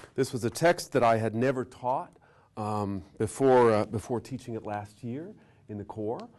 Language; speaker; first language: English; native; English